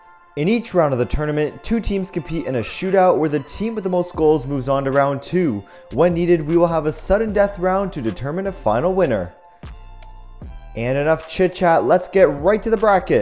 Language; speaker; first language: English; native; English